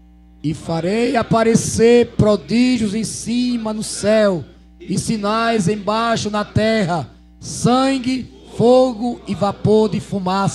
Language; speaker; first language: Portuguese; native; Portuguese